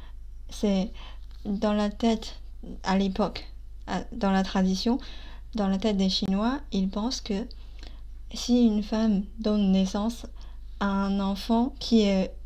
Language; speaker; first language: French; non-native, fluent; Chinese